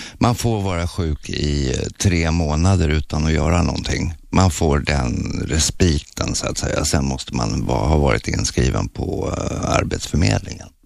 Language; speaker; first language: Swedish; native; Swedish